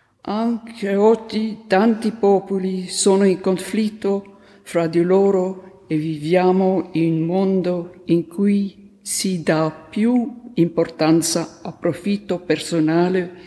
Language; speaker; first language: Italian; non-native, fluent; German